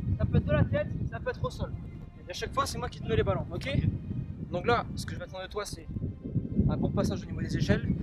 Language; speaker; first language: French; native; French